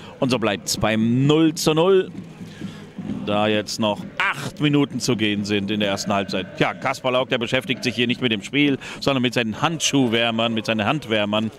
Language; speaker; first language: German; native; German